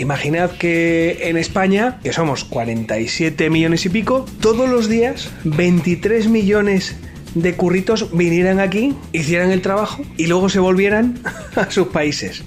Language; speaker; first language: Spanish; native; Spanish